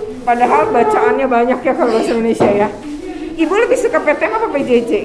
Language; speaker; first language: Indonesian; native; Indonesian